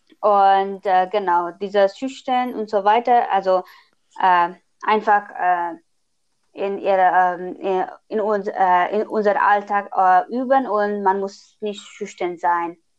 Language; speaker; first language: German; non-native, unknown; Nepali